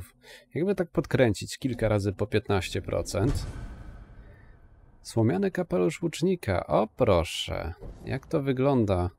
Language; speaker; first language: Polish; native; Polish